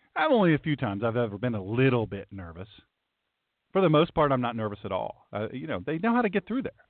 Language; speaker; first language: English; native; English